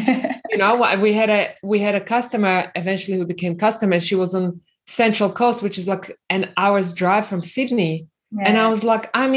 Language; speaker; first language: English; non-native, fluent; Slovak